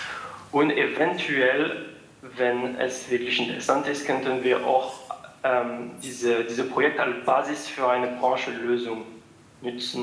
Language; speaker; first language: German; non-native, fluent; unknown